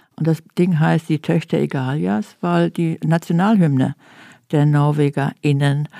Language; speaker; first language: German; native; German